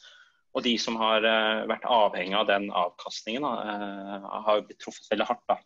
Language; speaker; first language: Norwegian; native; Norwegian